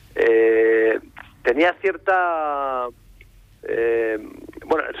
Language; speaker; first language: Spanish; native; Spanish